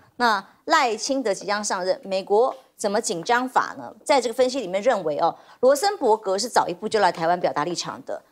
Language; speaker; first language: Chinese; native; Chinese